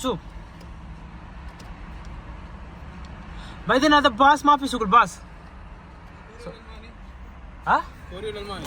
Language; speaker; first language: Arabic; non-native, learner; Tamil